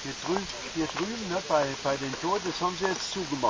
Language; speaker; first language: German; native; German